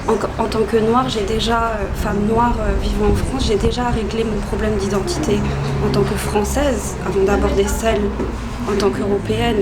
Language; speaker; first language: French; early bilingual, other home language; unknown